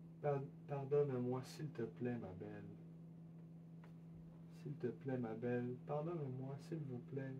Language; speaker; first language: French; non-native, learner; English